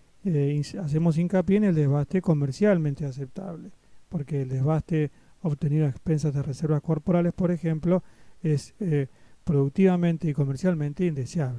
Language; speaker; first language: Spanish; native; Spanish